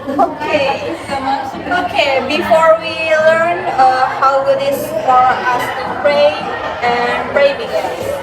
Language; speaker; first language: English; non-native, learner; Indonesian